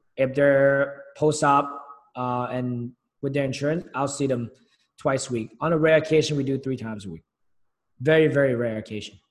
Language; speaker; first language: English; early bilingual, other home language; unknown